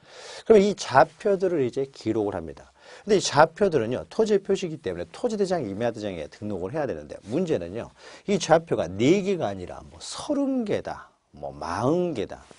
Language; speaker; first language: Korean; native; Korean